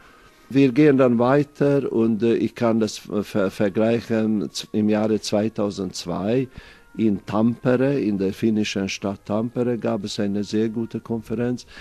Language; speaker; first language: German; non-native, fluent; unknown